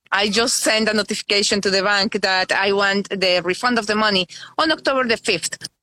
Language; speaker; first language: English; non-native, fluent; Spanish